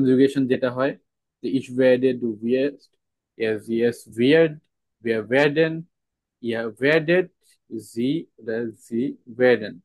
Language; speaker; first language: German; non-native, fluent; Bangla